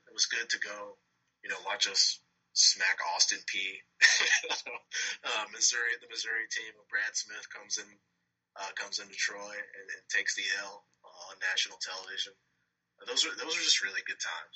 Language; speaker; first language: English; native; English